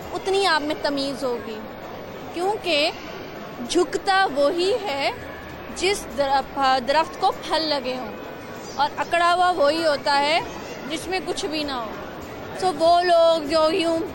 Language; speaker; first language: Urdu; native; Urdu